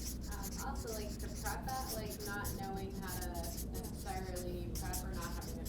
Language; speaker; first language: English; native; English